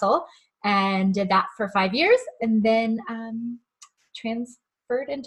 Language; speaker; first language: English; native; English